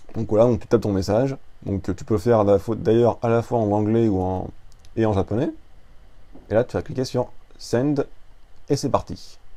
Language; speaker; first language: French; native; French